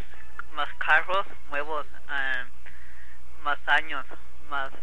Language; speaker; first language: Spanish; non-native, learner; English